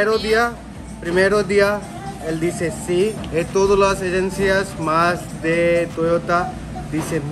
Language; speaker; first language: Spanish; non-native, learner; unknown